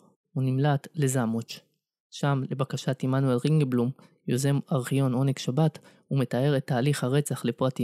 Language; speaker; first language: Hebrew; native; Hebrew